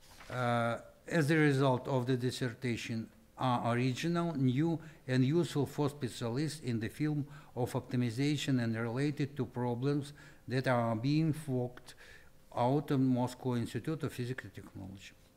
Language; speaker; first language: English; non-native, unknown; Russian